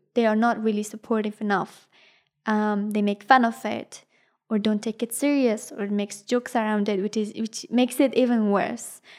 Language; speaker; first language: English; non-native, fluent; Persian